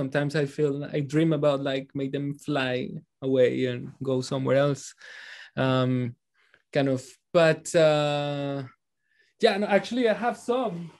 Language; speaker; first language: English; non-native, fluent; Spanish